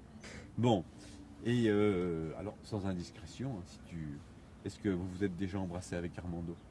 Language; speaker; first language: French; native; French